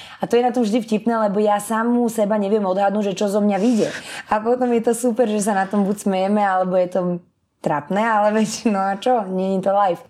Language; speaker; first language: Slovak; early bilingual, other home language; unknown